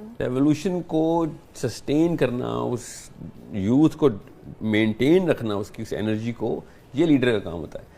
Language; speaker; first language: Urdu; native; Urdu